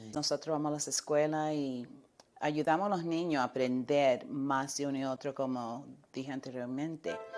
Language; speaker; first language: Spanish; early bilingual, heritage; Spanish